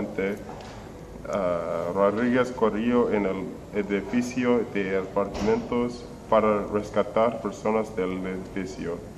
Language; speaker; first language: Spanish; non-native, learner; English